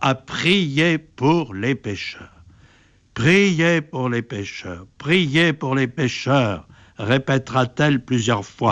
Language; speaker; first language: French; native; French